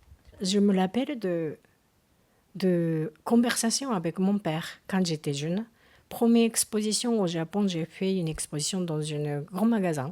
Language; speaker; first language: French; non-native, learner; Japanese